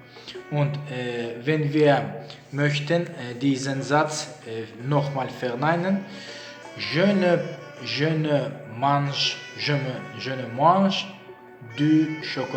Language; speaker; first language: German; non-native, learner; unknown